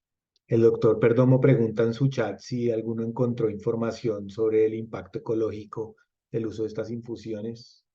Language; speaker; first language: Spanish; native; Spanish